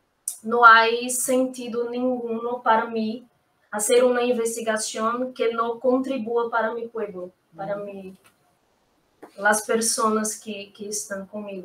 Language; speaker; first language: Spanish; non-native, learner; Portuguese